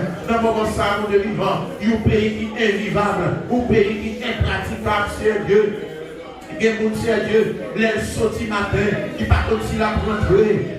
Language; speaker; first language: French; non-native, local second language; Haitian Creole